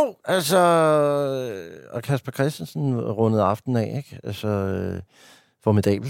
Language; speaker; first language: Danish; native; Danish